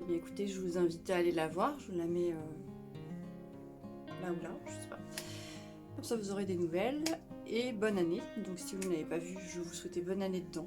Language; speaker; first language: French; native; French